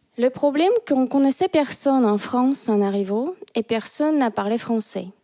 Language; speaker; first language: French; non-native, fluent; Russian